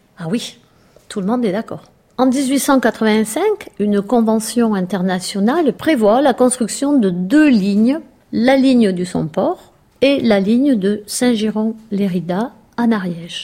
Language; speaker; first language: French; native; French